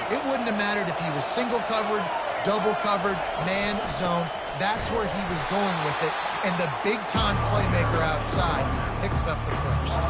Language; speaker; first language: English; native; English